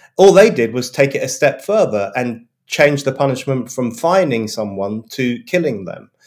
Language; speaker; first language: English; native; English